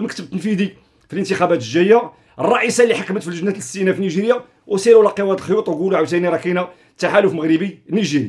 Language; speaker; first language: Arabic; native; Arabic